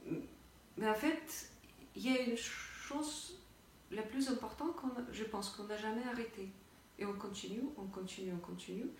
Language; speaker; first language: French; non-native, fluent; Russian